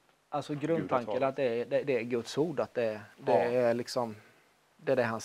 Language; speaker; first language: Swedish; native; Swedish